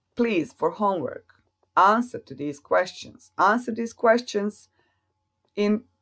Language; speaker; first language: English; non-native, fluent; Serbian